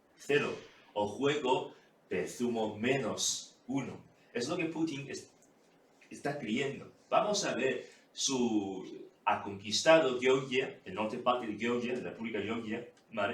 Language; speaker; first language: Spanish; non-native, fluent; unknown